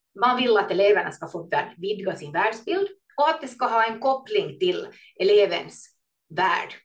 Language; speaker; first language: Swedish; native; Swedish